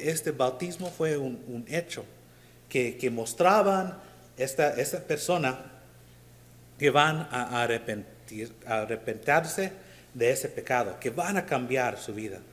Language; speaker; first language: Spanish; non-native, learner; English